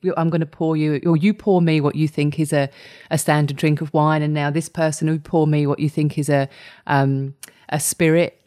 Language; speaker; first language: English; native; English